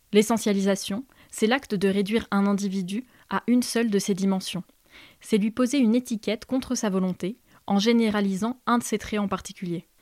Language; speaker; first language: French; native; French